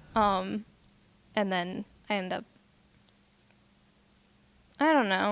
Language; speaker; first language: English; native; English